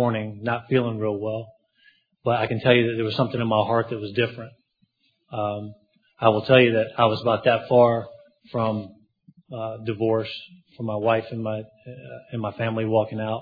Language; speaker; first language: English; native; English